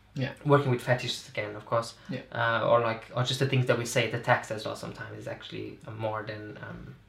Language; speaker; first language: English; non-native, fluent; Portuguese